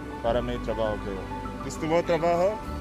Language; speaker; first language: Filipino; non-native, learner; Arabic